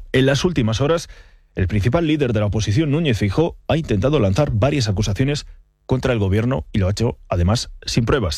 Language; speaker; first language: Spanish; native; Spanish